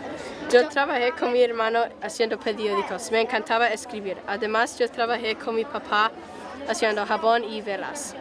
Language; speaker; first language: Spanish; non-native, learner; English